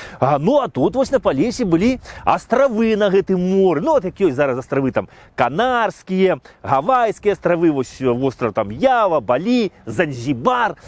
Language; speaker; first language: Belarusian; native; Belarusian